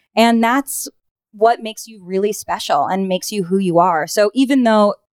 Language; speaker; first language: English; native; English